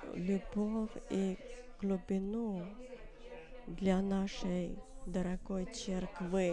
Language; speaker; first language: Russian; non-native, learner; Finnish